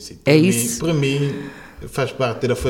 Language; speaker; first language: Portuguese; non-native, local second language; Kabuverdianu